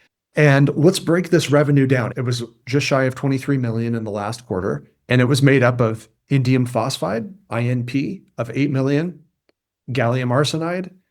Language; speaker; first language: English; native; English